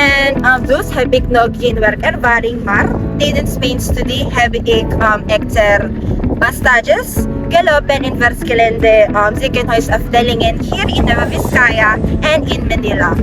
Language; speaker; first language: Dutch; non-native, learner; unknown